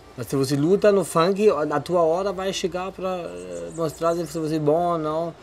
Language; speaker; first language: Portuguese; non-native, fluent; German